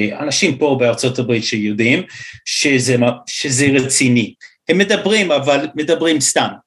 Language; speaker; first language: Hebrew; non-native, fluent; English